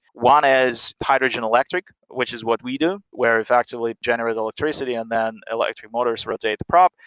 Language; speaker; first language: English; non-native, fluent; Russian